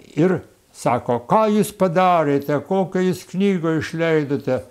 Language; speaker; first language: Lithuanian; native; Lithuanian